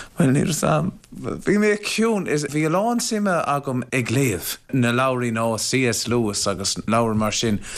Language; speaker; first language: Irish; non-native, local second language; English